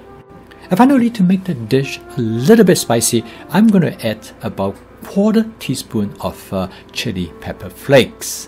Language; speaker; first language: English; non-native, fluent; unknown